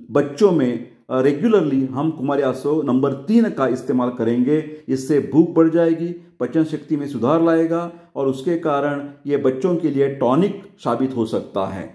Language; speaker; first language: Hindi; non-native, local second language; Marathi